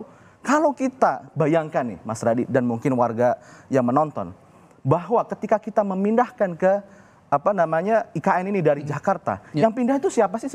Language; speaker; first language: Indonesian; native; Indonesian